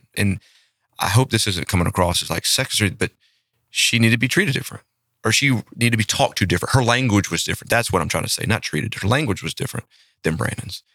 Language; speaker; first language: English; native; English